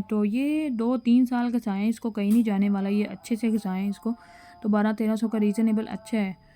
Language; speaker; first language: Urdu; non-native, local second language; Punjabi